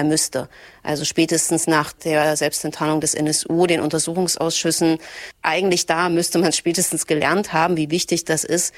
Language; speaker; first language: German; native; German